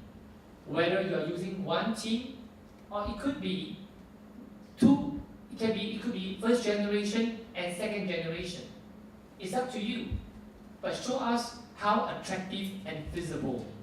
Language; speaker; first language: English; non-native, fluent; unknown